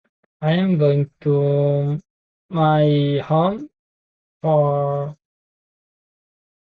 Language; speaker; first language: English; non-native, learner; Indonesian